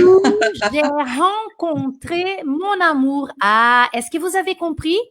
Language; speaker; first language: French; non-native, fluent; Portuguese